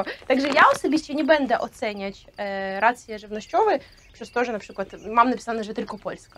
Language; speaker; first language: Polish; non-native, fluent; Russian